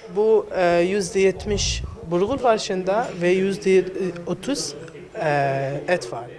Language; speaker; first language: Turkish; non-native, learner; Arabic